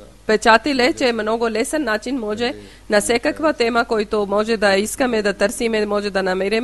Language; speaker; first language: Bulgarian; non-native, learner; Urdu